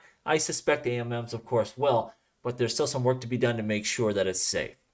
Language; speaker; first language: English; native; English